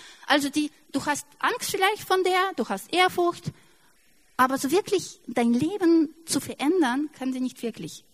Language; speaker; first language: German; non-native, fluent; Russian